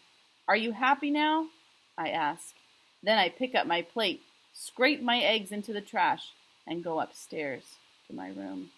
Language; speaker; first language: English; native; English